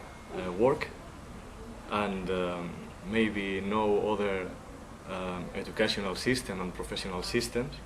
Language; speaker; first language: English; non-native, learner; Spanish